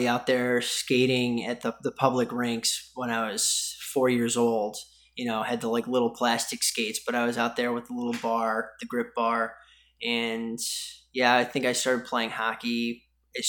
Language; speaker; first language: English; native; English